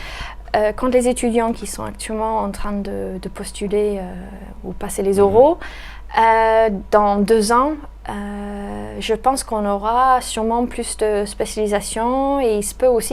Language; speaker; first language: French; native; French